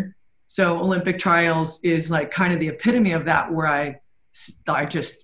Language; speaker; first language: English; native; English